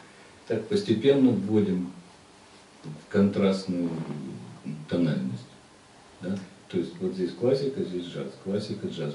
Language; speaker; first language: Russian; native; Russian